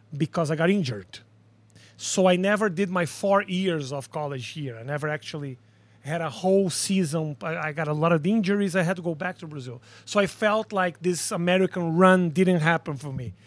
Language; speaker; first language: English; non-native, fluent; Portuguese